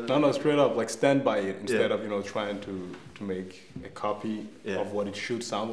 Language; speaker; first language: English; non-native, fluent; Danish